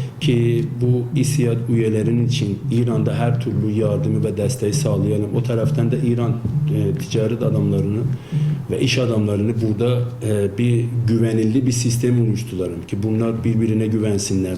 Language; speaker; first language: Turkish; non-native, fluent; Azerbaijani